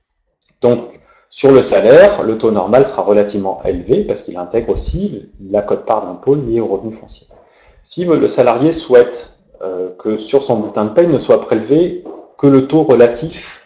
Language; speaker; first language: French; native; French